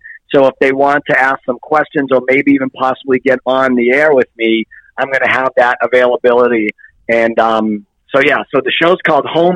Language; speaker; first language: English; native; English